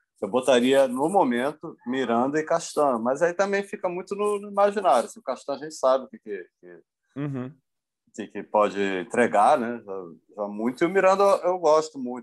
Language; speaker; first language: Portuguese; native; Portuguese